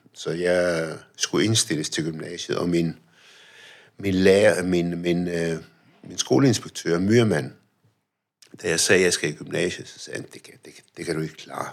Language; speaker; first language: Danish; early bilingual, other home language; Arabic